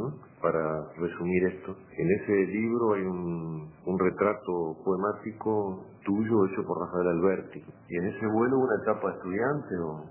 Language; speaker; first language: Spanish; native; Spanish